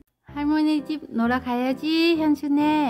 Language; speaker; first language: Korean; non-native, learner; Vietnamese